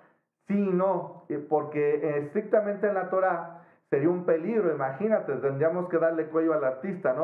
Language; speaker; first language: Spanish; native; Spanish